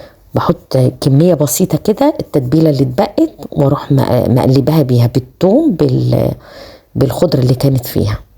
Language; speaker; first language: Arabic; native; Arabic